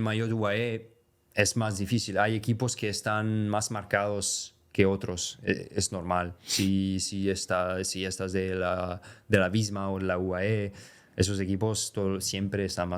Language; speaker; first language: Spanish; non-native, fluent; French